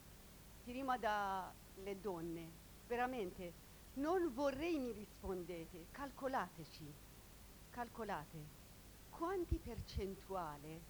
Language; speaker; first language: Italian; non-native, learner; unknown